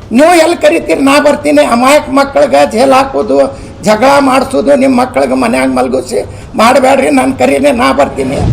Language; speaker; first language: Kannada; non-native, local second language; Urdu